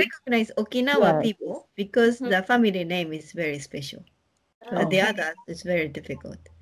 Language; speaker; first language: English; non-native, learner; Japanese